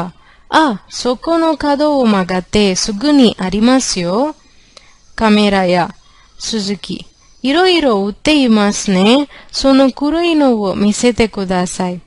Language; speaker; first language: Japanese; non-native, fluent; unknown